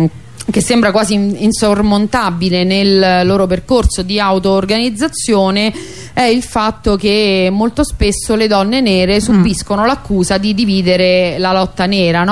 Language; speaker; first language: Italian; native; Italian